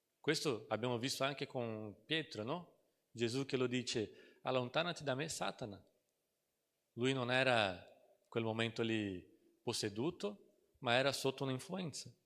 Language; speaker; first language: Italian; non-native, fluent; Portuguese